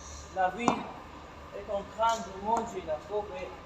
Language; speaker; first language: French; non-native, learner; Arabic